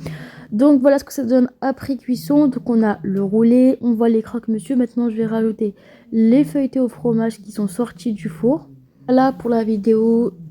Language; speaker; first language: French; native; French